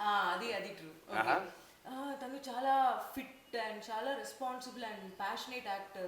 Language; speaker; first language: Telugu; non-native, learner; Tamil